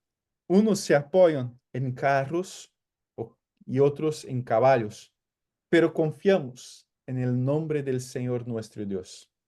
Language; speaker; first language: Spanish; non-native, fluent; Portuguese